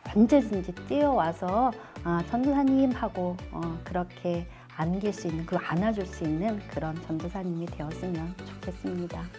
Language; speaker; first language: Korean; native; Korean